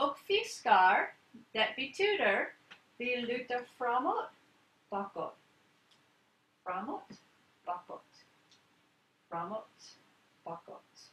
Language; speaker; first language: Swedish; non-native, learner; English